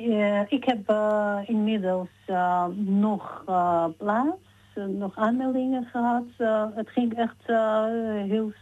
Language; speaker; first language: Dutch; non-native, learner; Georgian